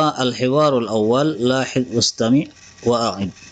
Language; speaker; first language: Arabic; non-native, fluent; Indonesian